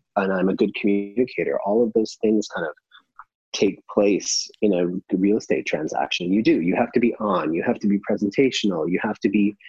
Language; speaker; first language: English; native; English